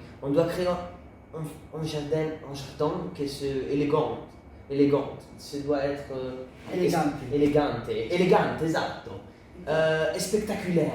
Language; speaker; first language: French; non-native, learner; Italian